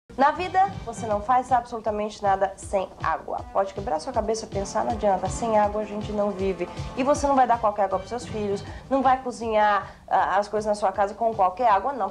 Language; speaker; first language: Portuguese; native; Portuguese